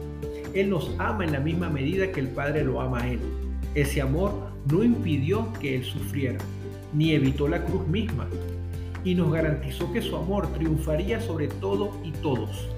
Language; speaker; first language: Spanish; native; Spanish